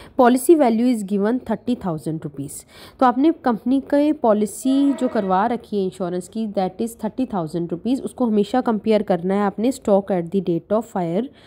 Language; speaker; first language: Hindi; non-native, local second language; Punjabi